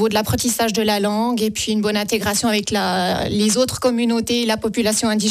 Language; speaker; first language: French; native; French